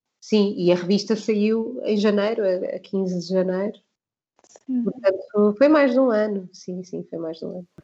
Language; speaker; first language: Portuguese; native; Portuguese